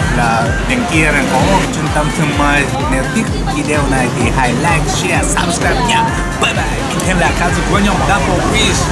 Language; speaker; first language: Vietnamese; non-native, learner; Japanese